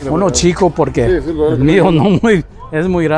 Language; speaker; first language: Spanish; non-native, learner; English